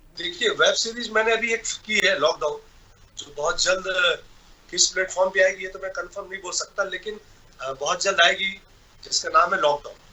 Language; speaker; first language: Hindi; non-native, local second language; Bhojpuri